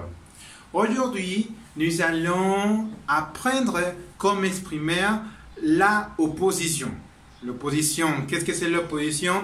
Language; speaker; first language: French; non-native, learner; Spanish